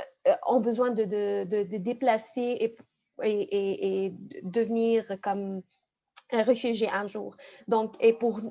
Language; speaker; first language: French; non-native, fluent; Arabic